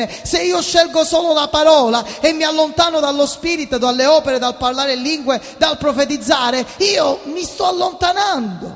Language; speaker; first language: Italian; native; Italian